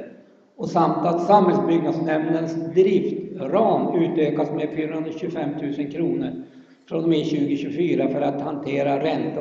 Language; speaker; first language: Swedish; native; Swedish